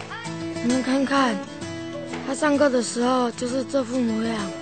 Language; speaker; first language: Chinese; native; Chinese